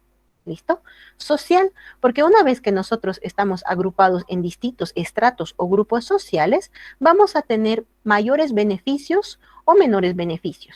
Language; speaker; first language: Spanish; native; Spanish